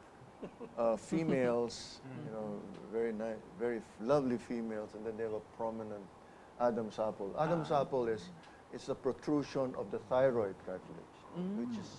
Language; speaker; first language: English; non-native, local second language; Filipino